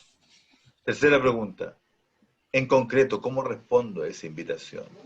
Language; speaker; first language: Spanish; native; Spanish